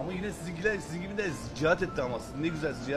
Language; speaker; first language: Turkish; native; Turkish